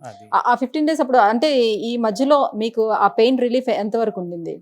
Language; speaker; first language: Telugu; native; Telugu